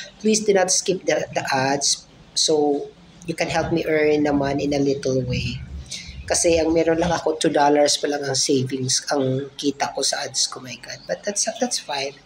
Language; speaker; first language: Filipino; non-native, local second language; Cebuano